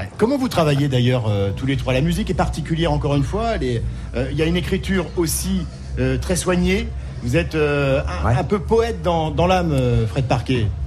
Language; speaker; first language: French; native; French